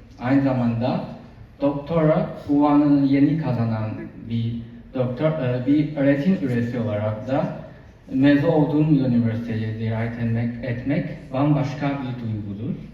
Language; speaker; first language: Turkish; non-native, fluent; Chinese